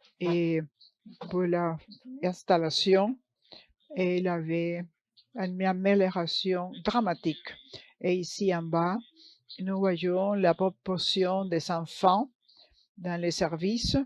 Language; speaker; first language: French; non-native, learner; English